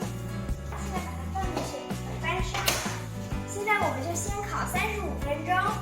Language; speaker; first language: Chinese; early bilingual, heritage; Chinese